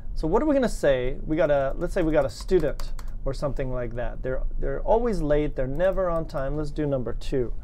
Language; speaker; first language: English; native; English